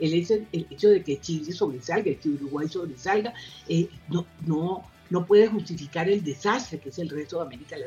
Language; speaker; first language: Spanish; native; Spanish